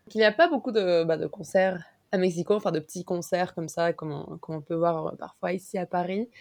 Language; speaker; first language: French; non-native, fluent; Spanish